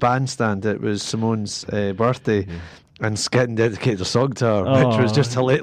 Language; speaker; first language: English; native; English